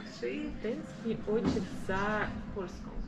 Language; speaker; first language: Polish; early bilingual, heritage; Russian